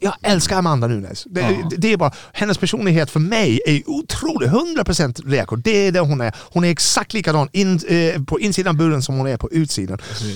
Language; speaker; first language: Swedish; non-native, fluent; English